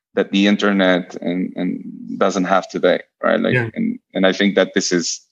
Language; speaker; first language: English; non-native, fluent; Portuguese